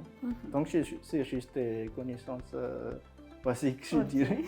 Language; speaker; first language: French; non-native, local second language; Malagasy